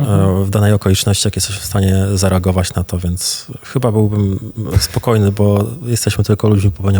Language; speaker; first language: Polish; native; Polish